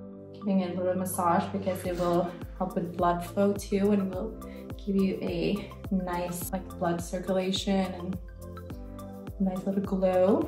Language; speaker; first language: English; non-native, fluent; Swedish